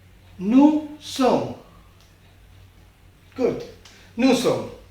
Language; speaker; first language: French; non-native, fluent; Hindi